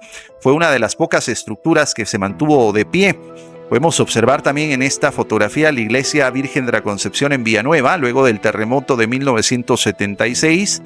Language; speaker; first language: Spanish; native; Spanish